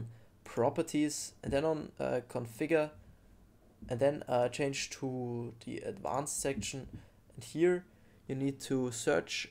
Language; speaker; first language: English; non-native, fluent; German